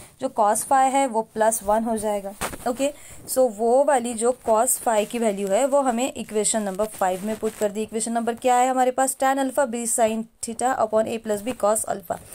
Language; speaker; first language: Hindi; non-native, local second language; Marathi